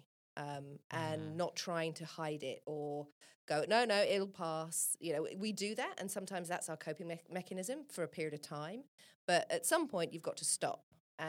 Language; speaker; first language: English; native; English